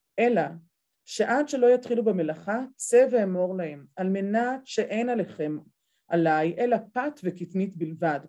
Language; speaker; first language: Hebrew; native; Hebrew